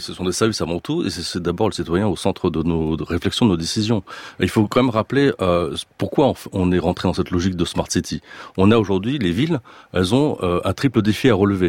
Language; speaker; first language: French; native; French